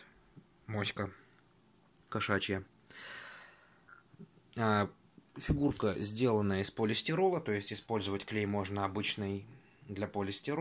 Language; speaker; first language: Russian; native; Russian